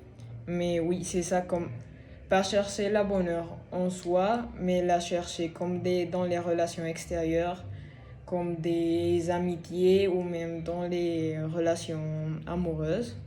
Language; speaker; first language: French; non-native, fluent; Spanish